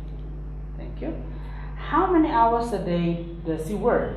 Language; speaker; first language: English; non-native, local second language; Nepali